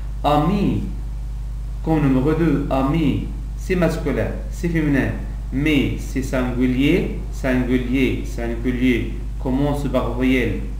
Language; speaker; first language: French; non-native, local second language; Arabic